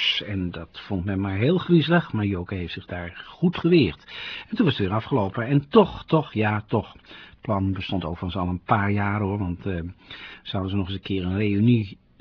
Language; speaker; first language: Dutch; native; Dutch